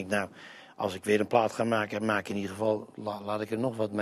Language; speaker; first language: Dutch; native; Dutch